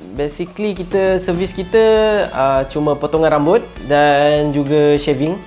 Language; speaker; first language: Malay; native; Malay